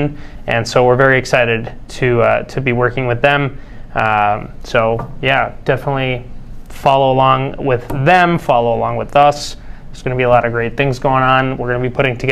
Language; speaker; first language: English; non-native, fluent; Spanish